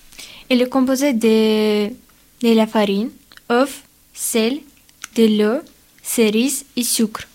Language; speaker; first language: French; non-native, learner; Ukrainian